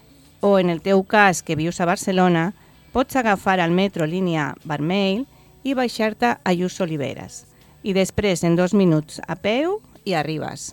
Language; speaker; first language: Catalan; non-native, learner; Spanish